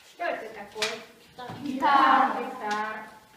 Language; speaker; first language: Russian; non-native, fluent; Mongolian